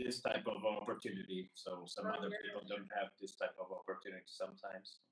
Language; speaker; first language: English; non-native, fluent; Portuguese